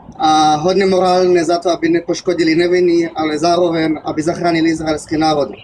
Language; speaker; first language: Czech; non-native, learner; Hebrew